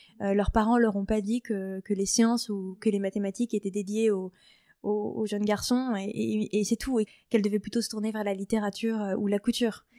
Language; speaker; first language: French; native; French